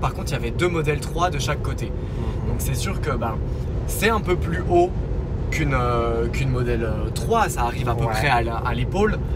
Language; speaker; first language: French; native; French